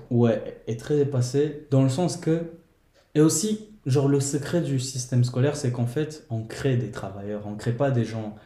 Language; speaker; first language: French; early bilingual, other home language; Portuguese